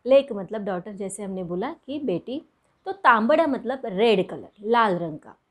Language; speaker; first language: Hindi; non-native, local second language; Marathi